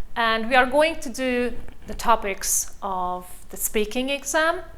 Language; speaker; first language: English; non-native, fluent; Hungarian